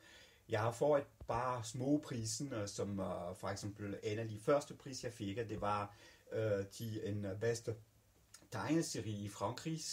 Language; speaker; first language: Danish; non-native, fluent; French